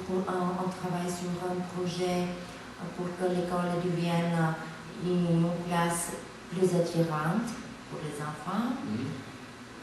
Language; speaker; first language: French; non-native, fluent; Bulgarian